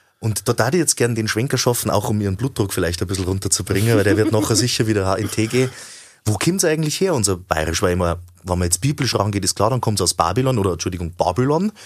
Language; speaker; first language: German; native; German